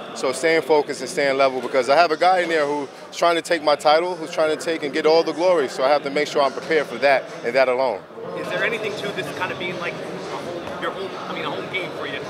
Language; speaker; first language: English; native; English